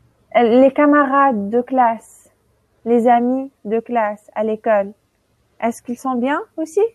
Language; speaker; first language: French; non-native, local second language; Arabic